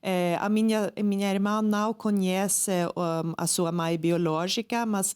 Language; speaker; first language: Portuguese; non-native, fluent; Swedish